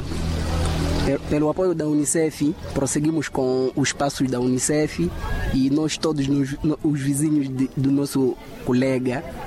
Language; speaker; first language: Portuguese; non-native, local second language; Makhuwa